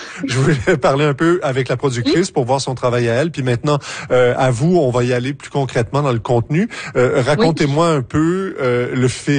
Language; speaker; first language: French; native; French